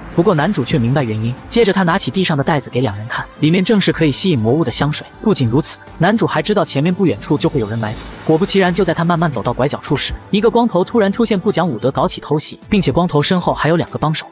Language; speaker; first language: Chinese; native; Chinese